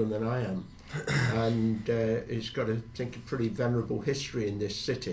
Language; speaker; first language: English; native; English